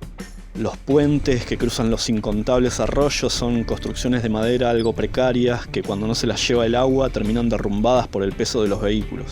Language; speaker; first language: Spanish; native; Spanish